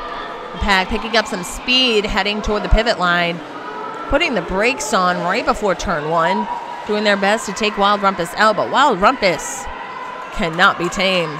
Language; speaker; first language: English; native; English